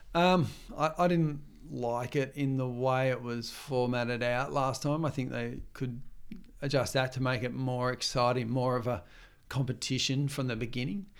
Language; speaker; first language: English; native; English